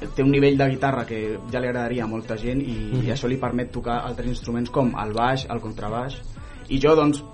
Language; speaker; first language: Catalan; native; Catalan